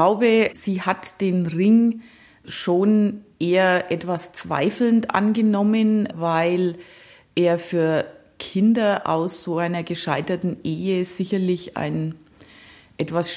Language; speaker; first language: German; native; German